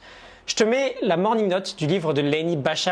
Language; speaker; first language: French; native; French